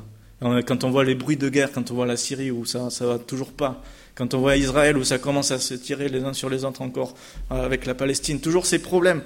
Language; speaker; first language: French; native; French